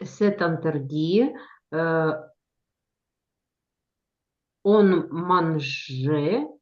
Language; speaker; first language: French; non-native, learner; Ukrainian